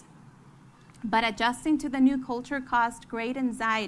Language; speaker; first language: English; early bilingual, other home language; Spanish